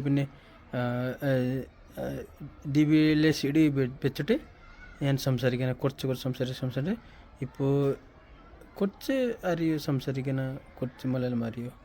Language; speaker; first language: Malayalam; non-native, learner; Nepali